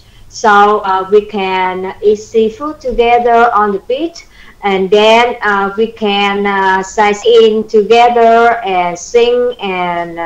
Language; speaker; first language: English; non-native, learner; Vietnamese